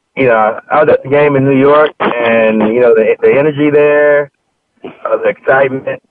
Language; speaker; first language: English; native; English